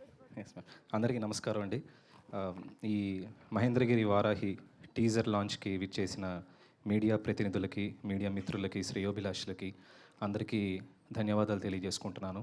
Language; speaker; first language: Telugu; native; Telugu